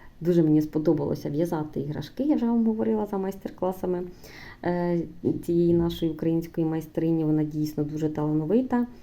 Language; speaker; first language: Ukrainian; non-native, local second language; Russian